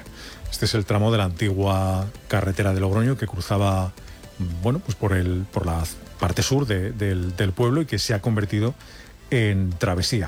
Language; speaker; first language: Spanish; native; Spanish